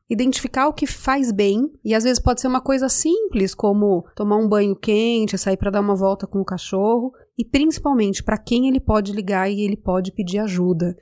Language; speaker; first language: Portuguese; native; Portuguese